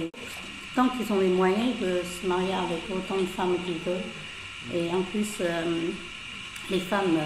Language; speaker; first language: French; non-native, fluent; Chinese